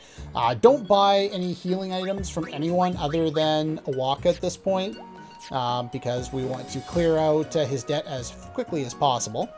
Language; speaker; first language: English; native; English